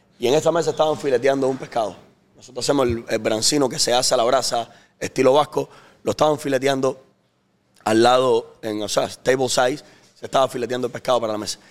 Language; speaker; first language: Spanish; native; Spanish